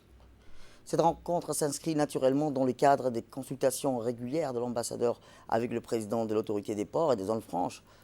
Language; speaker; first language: French; native; French